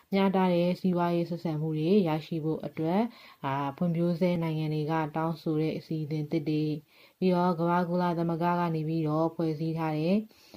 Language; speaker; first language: Burmese; native; Burmese